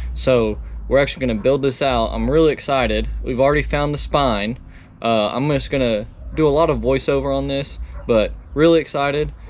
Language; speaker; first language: English; native; English